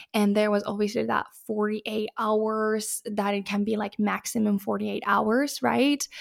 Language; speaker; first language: English; non-native, fluent; Finnish